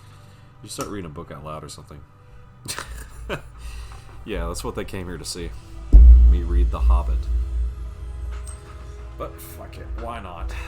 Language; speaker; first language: English; native; English